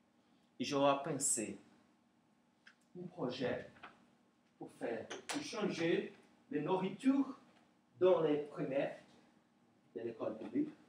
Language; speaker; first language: French; non-native, learner; Portuguese